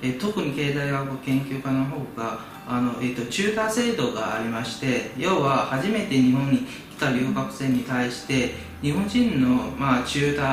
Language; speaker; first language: Japanese; non-native, fluent; Chinese